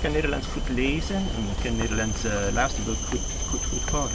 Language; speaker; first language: Dutch; non-native, learner; English